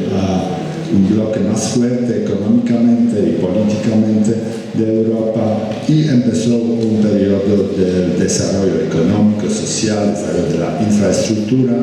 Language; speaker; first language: Spanish; non-native, fluent; Polish